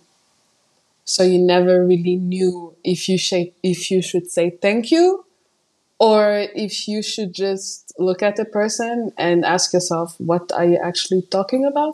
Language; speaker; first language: English; non-native, fluent; Upper Guinea Crioulo